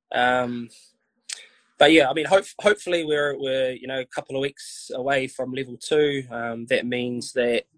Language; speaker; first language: English; native; English